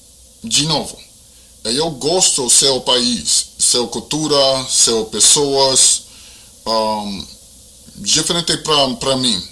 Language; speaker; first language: Portuguese; non-native, learner; English